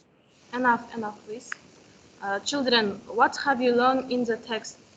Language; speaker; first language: English; non-native, learner; Kazakh